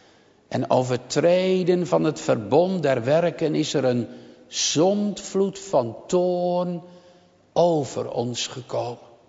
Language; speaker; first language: Dutch; native; Dutch